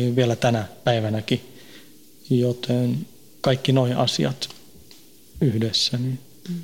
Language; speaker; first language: Finnish; early bilingual, heritage; Finnish